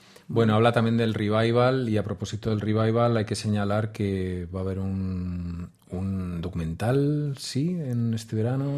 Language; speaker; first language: Spanish; native; Spanish